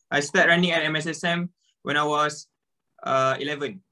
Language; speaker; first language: English; non-native, local second language; Malay